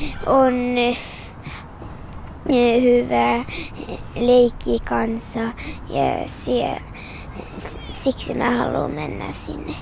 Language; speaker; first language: Finnish; early bilingual, heritage; Finnish